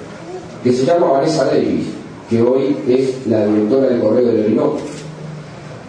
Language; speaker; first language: Spanish; native; Spanish